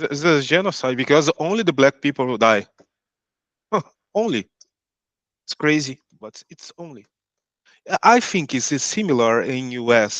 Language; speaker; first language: English; non-native, learner; Portuguese